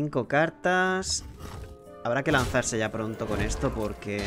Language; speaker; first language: Spanish; native; Spanish